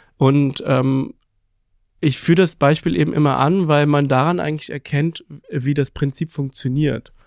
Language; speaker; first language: German; early bilingual, other home language; Persian